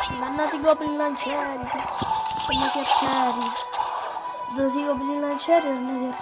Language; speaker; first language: Italian; native; Italian